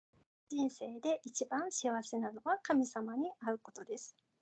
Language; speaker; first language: Japanese; non-native, fluent; Korean